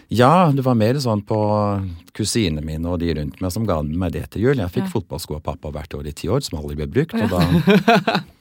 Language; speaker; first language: Norwegian; early bilingual, other home language; English